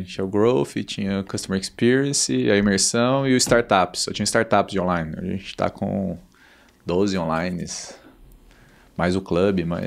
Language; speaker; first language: Portuguese; native; Portuguese